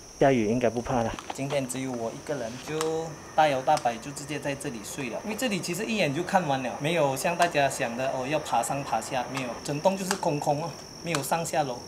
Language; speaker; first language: Chinese; native; Chinese